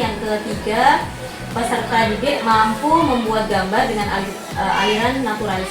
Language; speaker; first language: Indonesian; native; Indonesian